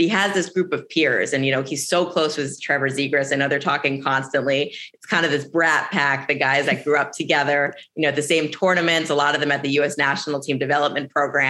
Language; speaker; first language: English; native; English